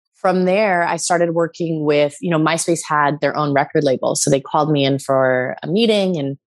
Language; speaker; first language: English; native; English